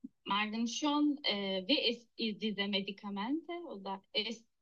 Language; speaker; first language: German; non-native, learner; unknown